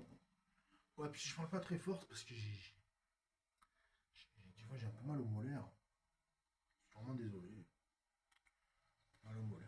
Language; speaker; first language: French; native; French